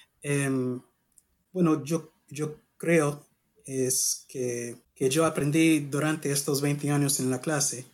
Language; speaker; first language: Spanish; non-native, learner; English